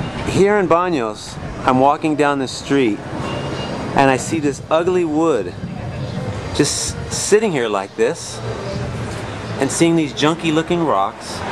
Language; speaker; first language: English; native; English